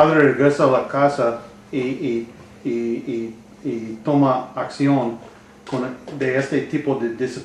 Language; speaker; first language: Spanish; non-native, learner; English